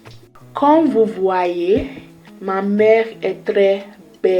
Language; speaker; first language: French; non-native, learner; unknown